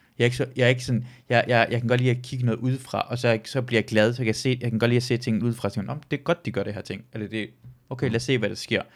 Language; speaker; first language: Danish; early bilingual, other home language; Persian